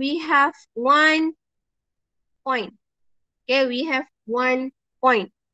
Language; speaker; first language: English; non-native, local second language; Malay